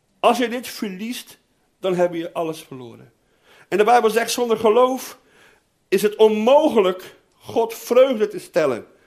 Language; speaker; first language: Dutch; non-native, fluent; Portuguese